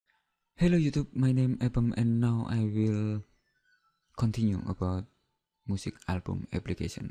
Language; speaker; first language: English; non-native, learner; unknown